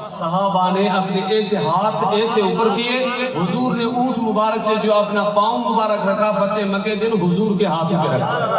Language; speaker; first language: Urdu; non-native, local second language; Sindhi